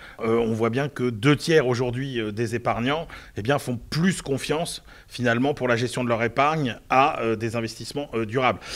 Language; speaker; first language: French; native; French